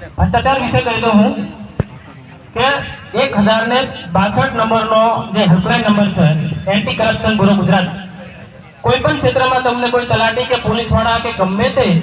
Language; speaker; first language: Gujarati; non-native, local second language; Rathawi